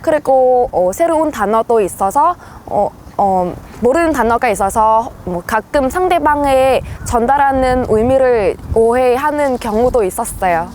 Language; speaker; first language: Korean; non-native, fluent; Vietnamese